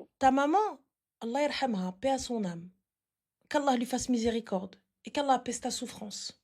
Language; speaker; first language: French; native; French